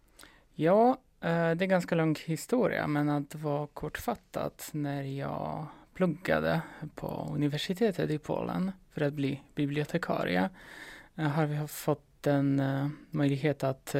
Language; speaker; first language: Swedish; non-native, fluent; Polish